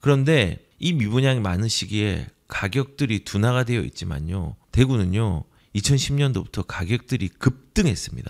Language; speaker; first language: Korean; native; Korean